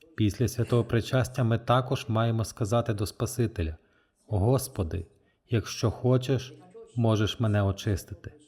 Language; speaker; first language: Ukrainian; non-native, fluent; French